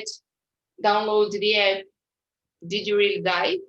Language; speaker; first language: English; non-native, fluent; Portuguese